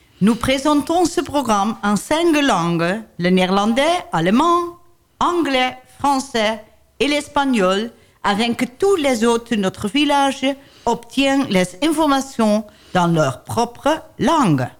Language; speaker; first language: French; non-native, learner; Dutch